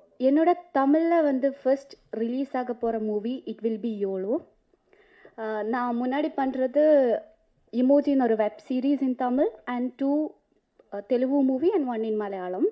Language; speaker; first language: Tamil; non-native, fluent; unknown